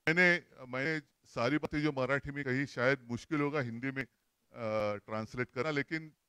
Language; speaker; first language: Hindi; non-native, local second language; Marathi